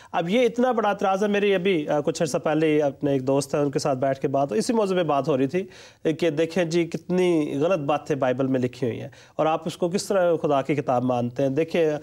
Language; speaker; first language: Urdu; non-native, local second language; Punjabi